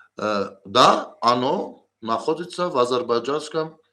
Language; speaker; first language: Russian; non-native, local second language; Armenian